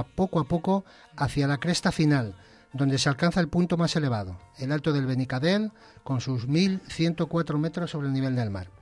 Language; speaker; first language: Spanish; native; Spanish